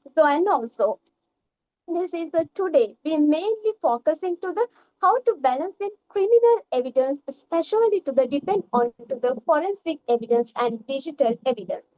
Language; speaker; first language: English; non-native, local second language; Sinhala